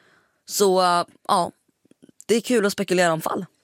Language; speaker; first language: Swedish; native; Swedish